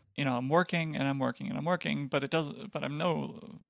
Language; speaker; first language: English; native; English